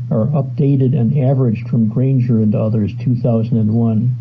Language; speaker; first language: English; native; English